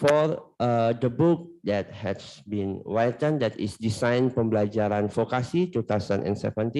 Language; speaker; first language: English; non-native, learner; Indonesian